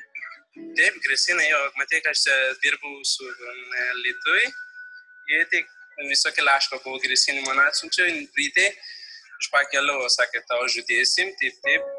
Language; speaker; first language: Lithuanian; non-native, learner; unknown